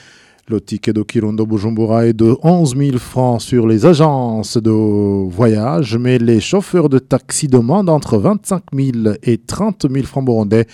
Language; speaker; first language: French; non-native, local second language; Rundi